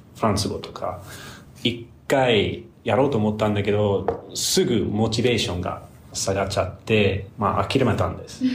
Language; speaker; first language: Japanese; non-native, fluent; English